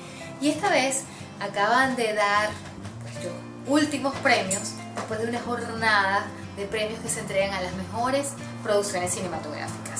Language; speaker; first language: Spanish; native; Spanish